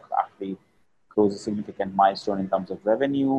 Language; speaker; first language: English; non-native, local second language; Hindi